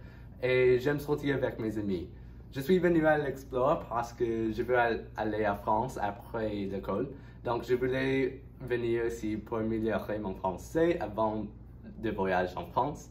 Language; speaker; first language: French; non-native, learner; English